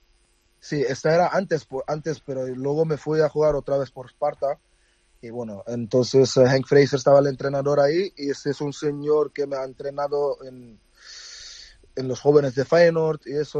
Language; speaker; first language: Spanish; non-native, fluent; Dutch